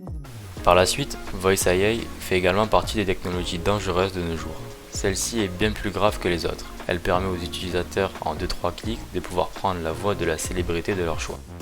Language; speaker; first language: French; native; French